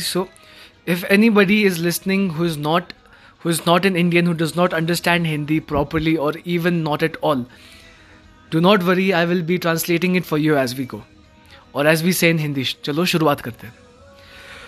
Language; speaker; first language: English; non-native, local second language; Hindi